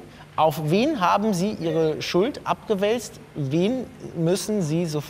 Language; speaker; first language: German; native; German